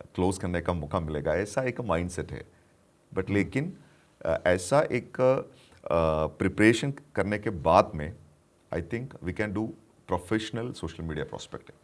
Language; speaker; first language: Hindi; non-native, local second language; Malayalam